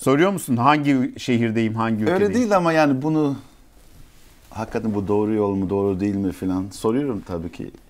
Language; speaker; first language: Turkish; early bilingual, heritage; Turkish